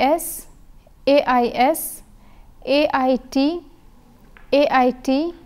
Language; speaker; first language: French; non-native, fluent; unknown